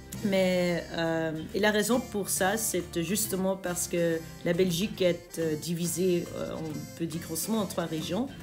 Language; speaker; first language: French; non-native, local second language; Dutch